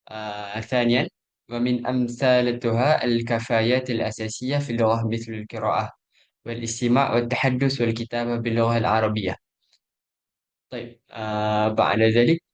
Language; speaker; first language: Arabic; non-native, learner; Malay